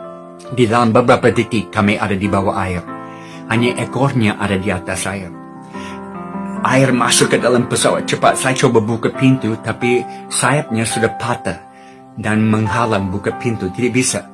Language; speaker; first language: Indonesian; non-native, fluent; English